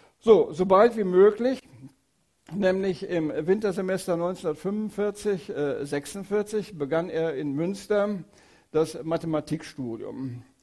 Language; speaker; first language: German; native; German